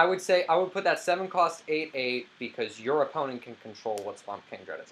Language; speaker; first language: English; native; English